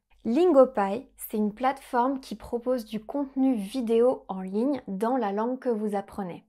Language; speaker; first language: French; native; French